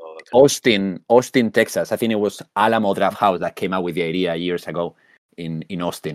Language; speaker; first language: English; non-native, fluent; Spanish